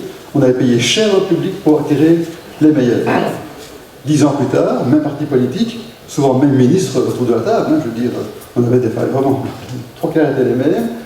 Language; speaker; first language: French; native; French